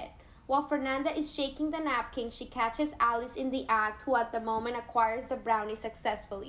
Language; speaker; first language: English; non-native, fluent; Spanish